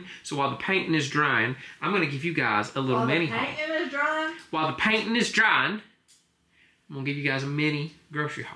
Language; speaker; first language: English; native; English